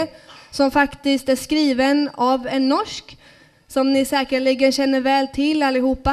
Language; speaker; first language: Swedish; native; Swedish